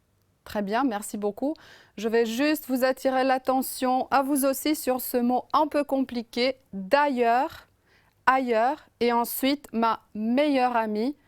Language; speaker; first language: French; non-native, fluent; Romanian